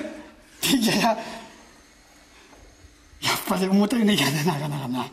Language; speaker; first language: Japanese; native; Japanese